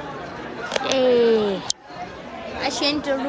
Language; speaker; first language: English; non-native, learner; Thai